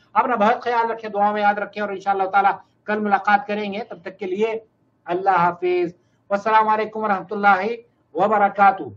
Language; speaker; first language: Urdu; native; Urdu